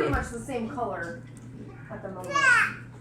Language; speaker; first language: English; native; English